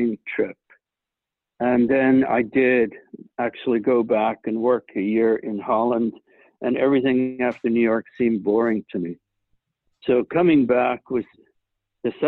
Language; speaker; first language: English; non-native, fluent; Swiss German